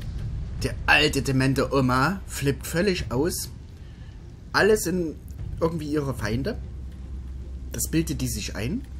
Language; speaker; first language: German; native; German